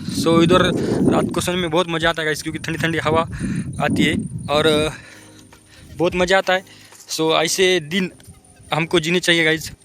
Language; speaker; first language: Hindi; non-native, local second language; Marathi